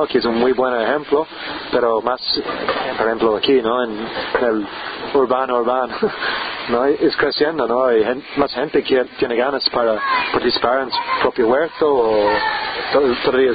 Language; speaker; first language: Spanish; non-native, learner; English